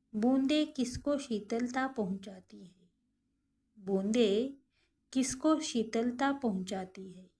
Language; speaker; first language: Hindi; non-native, local second language; Marathi